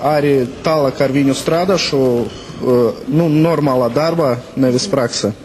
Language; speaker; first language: Latvian; non-native, local second language; Russian